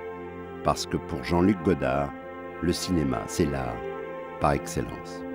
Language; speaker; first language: French; native; French